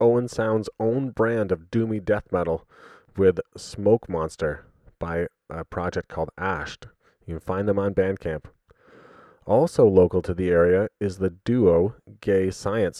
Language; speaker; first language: English; native; English